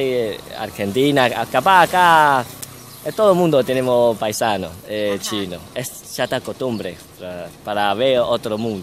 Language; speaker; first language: Spanish; non-native, learner; Chinese